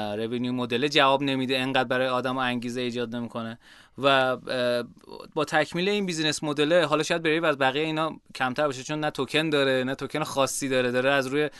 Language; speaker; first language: Persian; native; Persian